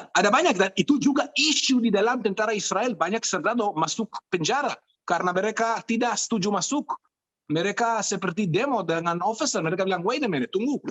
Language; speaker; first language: Indonesian; non-native, fluent; Hebrew